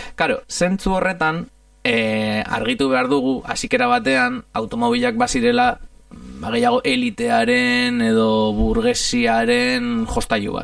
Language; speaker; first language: Basque; non-native, fluent; Italian